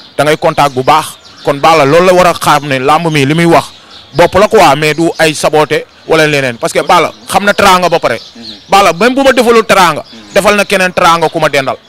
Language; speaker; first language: Wolof; native; Wolof